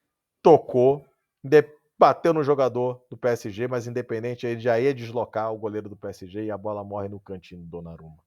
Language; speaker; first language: Portuguese; native; Portuguese